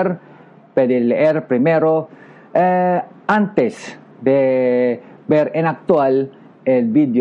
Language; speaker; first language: Spanish; non-native, learner; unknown